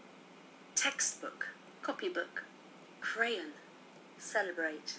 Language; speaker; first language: English; non-native, learner; Vietnamese